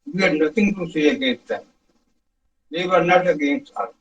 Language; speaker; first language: English; non-native, local second language; Punjabi